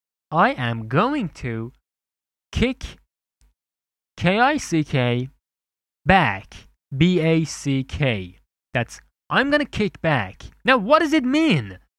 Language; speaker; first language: English; non-native, fluent; Persian